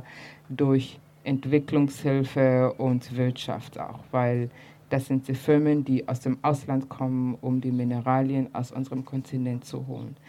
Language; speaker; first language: German; early bilingual, other home language; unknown